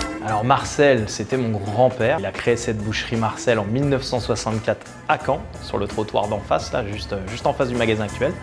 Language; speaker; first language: French; native; French